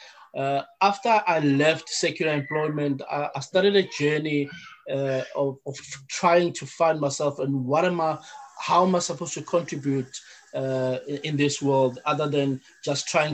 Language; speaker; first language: English; non-native, local second language; Zulu